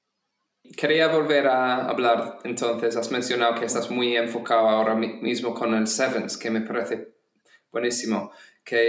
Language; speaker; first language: Spanish; non-native, fluent; English